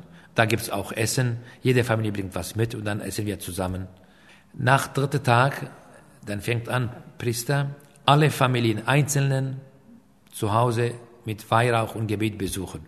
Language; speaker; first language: German; non-native, fluent; Aramaic